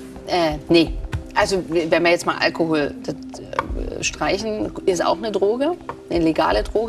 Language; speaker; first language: German; native; German